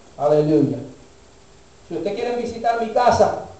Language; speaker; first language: Spanish; early bilingual, heritage; Spanish